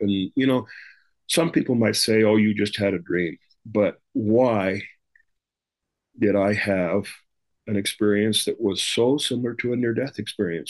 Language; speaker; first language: English; native; English